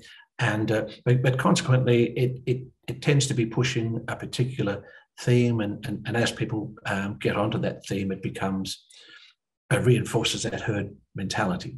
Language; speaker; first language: English; native; English